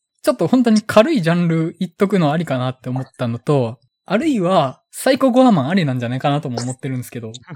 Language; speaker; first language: Japanese; native; Japanese